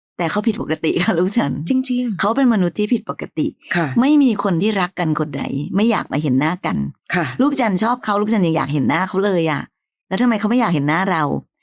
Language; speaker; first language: Thai; native; Thai